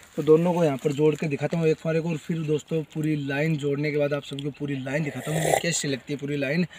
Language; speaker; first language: Hindi; non-native, local second language; Rajasthani